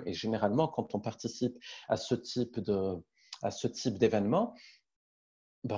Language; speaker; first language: French; native; French